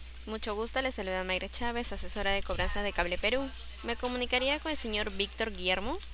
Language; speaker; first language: Spanish; native; Spanish